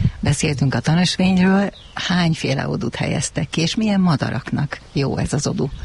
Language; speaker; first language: Hungarian; native; Hungarian